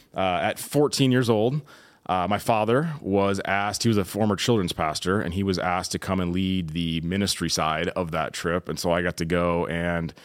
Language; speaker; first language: English; native; English